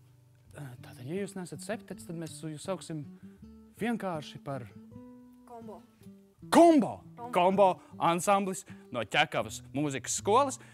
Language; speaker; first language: Latvian; native; Latvian